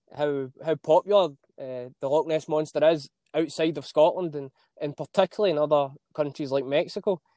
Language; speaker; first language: English; native; English